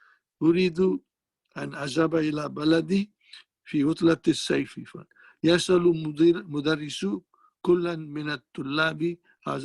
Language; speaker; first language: Arabic; non-native, fluent; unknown